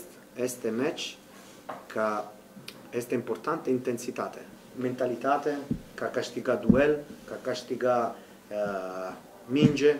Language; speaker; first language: Romanian; non-native, learner; Italian